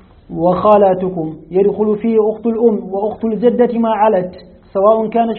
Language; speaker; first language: Arabic; native; Arabic